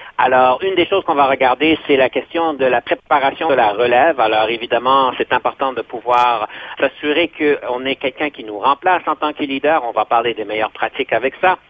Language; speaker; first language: French; native; French